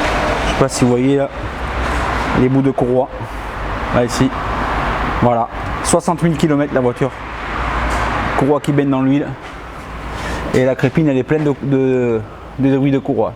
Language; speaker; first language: French; native; French